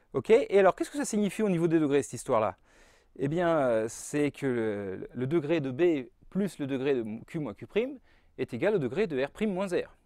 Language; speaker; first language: French; native; French